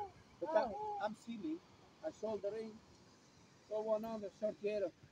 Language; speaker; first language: English; non-native, learner; Spanish